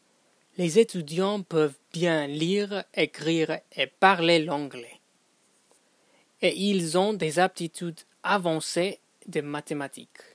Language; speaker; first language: French; non-native, fluent; English